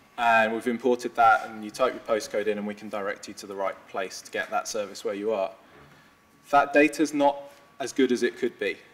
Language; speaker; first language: English; native; English